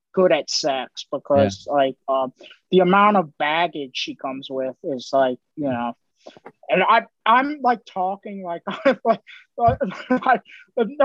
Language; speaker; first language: English; native; English